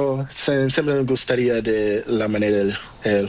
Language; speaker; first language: Spanish; non-native, learner; Portuguese